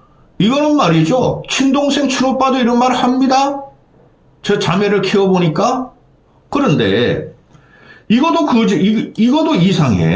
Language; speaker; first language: Korean; native; Korean